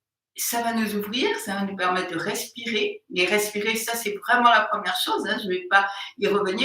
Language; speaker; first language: French; native; French